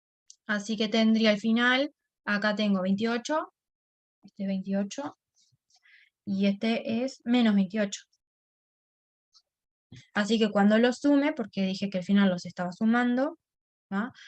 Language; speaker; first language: Spanish; native; Spanish